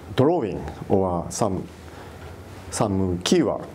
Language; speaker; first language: English; non-native, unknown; Japanese